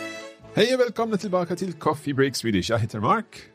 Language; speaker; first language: Swedish; non-native, learner; English